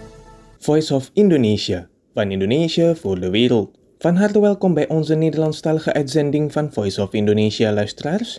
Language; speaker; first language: Dutch; non-native, fluent; Indonesian